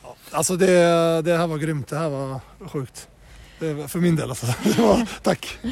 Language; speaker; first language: Swedish; native; Swedish